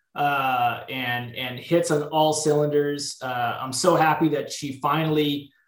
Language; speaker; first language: English; native; English